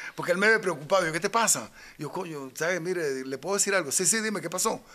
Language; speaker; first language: Spanish; native; Spanish